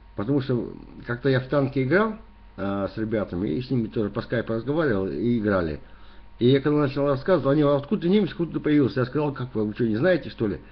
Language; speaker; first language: Russian; native; Russian